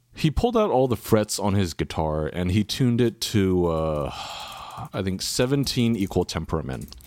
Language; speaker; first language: English; native; English